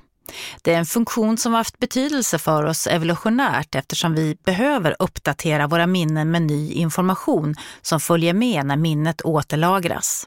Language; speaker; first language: Swedish; native; Swedish